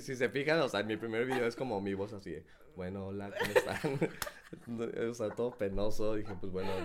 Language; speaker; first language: Spanish; native; Spanish